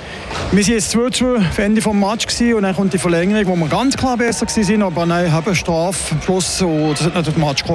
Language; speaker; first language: German; native; German